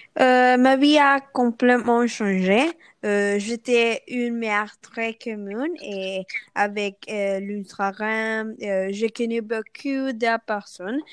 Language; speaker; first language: French; non-native, learner; Spanish